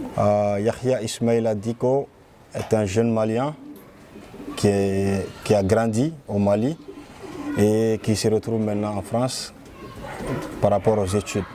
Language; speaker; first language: French; non-native, local second language; Fula